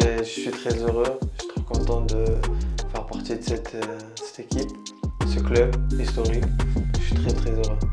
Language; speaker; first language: French; early bilingual, other home language; Arabic